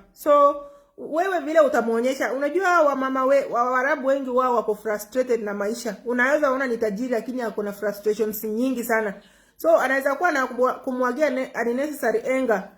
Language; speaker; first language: Swahili; non-native, local second language; Gusii